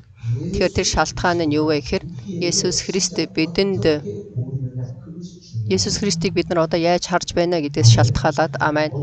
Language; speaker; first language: Mongolian; early bilingual, other home language; Korean